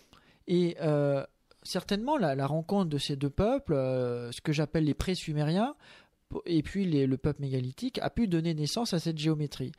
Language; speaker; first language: French; native; French